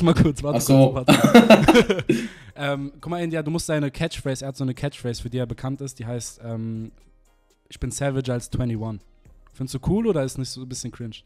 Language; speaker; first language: German; native; German